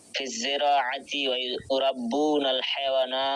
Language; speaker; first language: Arabic; non-native, learner; Bangla